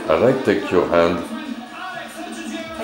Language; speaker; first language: English; non-native, learner; Bulgarian